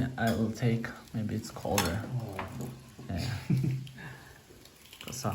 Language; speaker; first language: English; non-native, learner; Russian